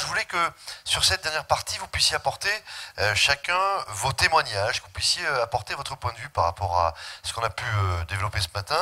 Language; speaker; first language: French; native; French